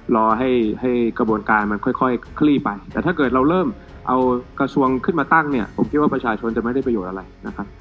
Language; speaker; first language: Thai; native; Thai